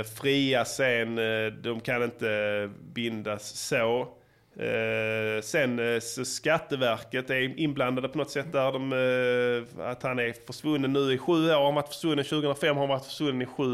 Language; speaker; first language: Swedish; native; Swedish